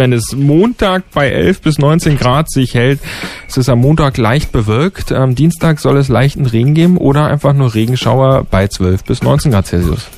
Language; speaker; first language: German; native; German